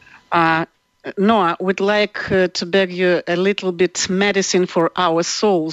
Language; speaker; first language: English; non-native, learner; Russian